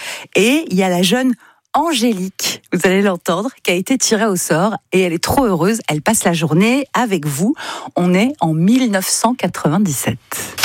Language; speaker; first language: French; native; French